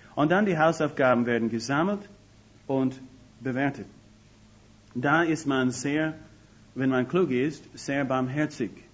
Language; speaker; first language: German; non-native, fluent; English